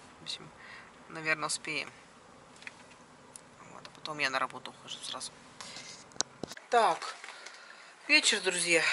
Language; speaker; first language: Russian; native; Russian